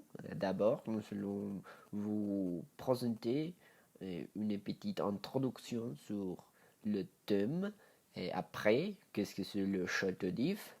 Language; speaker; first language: French; non-native, learner; Spanish